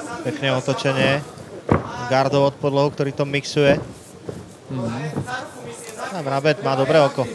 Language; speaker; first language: Slovak; native; Slovak